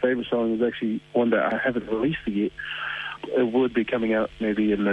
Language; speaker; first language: English; native; English